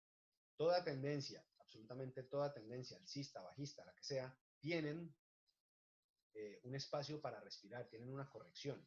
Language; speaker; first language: Spanish; native; Spanish